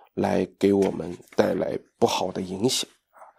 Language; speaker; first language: Chinese; native; Chinese